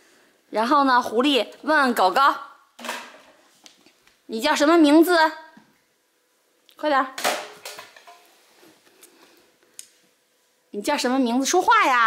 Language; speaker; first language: Chinese; native; Chinese